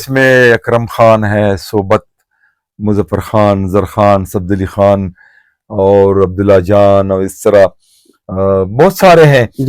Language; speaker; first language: Urdu; non-native, local second language; Pashto